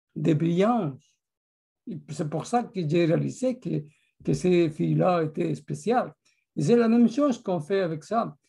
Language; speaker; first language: French; non-native, fluent; Spanish